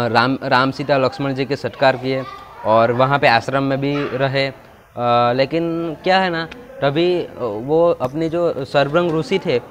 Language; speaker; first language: Hindi; non-native, local second language; Gujarati